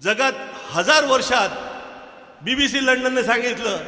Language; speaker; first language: Hindi; non-native, local second language; Marathi